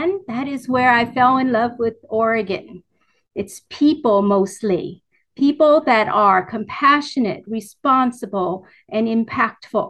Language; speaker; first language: English; early bilingual, other home language; Vietnamese